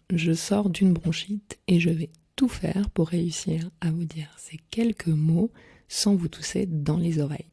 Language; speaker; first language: French; native; French